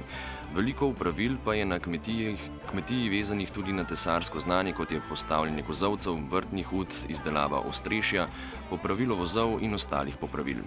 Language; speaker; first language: Slovenian; native; Slovenian